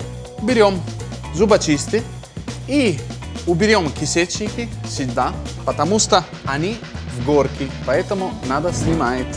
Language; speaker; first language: Russian; non-native, fluent; Italian